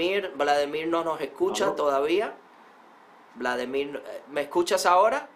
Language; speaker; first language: Spanish; early bilingual, heritage; Spanish